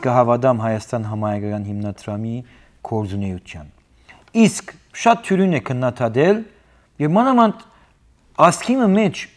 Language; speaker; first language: Armenian; native; Armenian